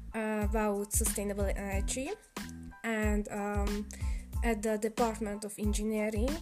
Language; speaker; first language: English; non-native, learner; Hungarian